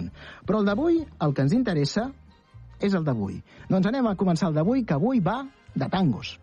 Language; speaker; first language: Catalan; native; Catalan